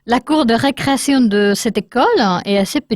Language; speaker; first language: French; non-native, learner; Spanish